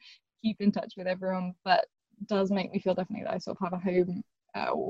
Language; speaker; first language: English; native; English